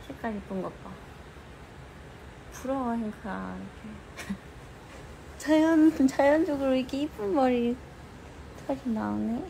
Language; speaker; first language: Korean; early bilingual, heritage; Korean